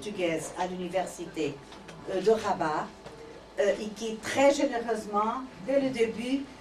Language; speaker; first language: French; non-native, fluent; Portuguese